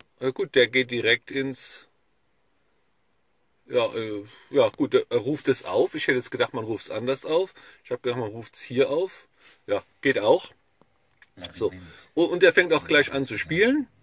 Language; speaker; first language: German; native; German